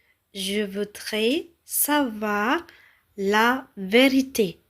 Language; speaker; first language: French; non-native, fluent; Tamil